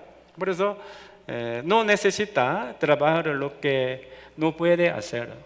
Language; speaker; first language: Spanish; non-native, fluent; Korean